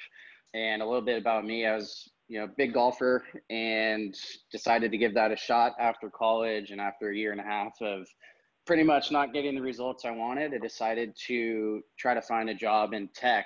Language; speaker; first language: English; native; English